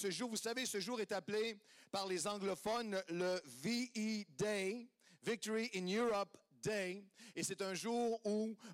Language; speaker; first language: French; native; French